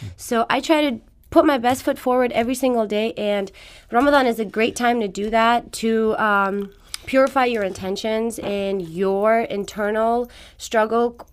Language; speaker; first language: English; non-native, fluent; Persian